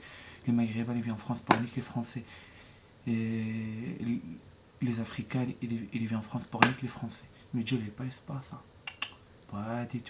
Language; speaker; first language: French; non-native, learner; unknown